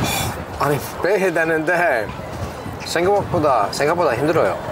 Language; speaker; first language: Korean; non-native, fluent; English